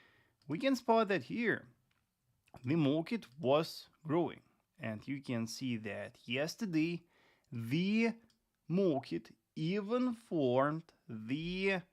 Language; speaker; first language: English; non-native, fluent; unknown